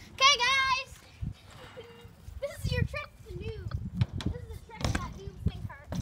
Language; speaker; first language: English; native; English